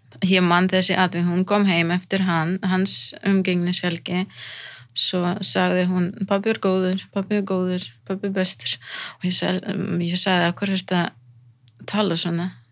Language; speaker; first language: Icelandic; non-native, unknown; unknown